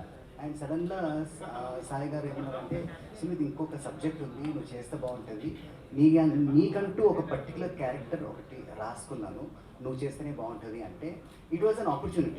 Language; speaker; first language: Telugu; native; Telugu